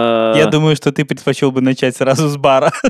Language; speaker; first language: Russian; native; Russian